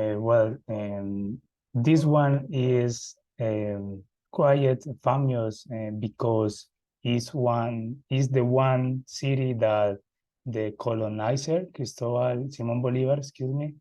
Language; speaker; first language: English; non-native, learner; Spanish